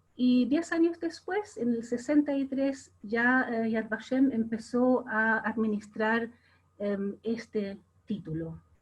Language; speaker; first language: Spanish; non-native, fluent; German